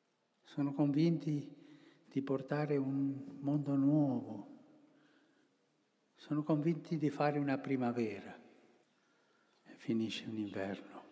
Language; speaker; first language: Italian; early bilingual, heritage; Spanish